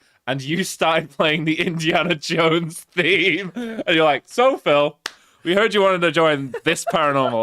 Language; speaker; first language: English; native; English